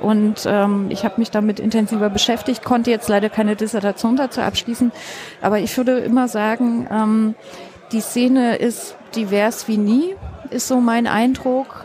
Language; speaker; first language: German; native; German